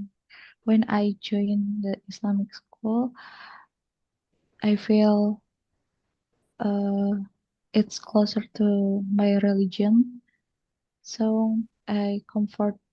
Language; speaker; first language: English; non-native, learner; Indonesian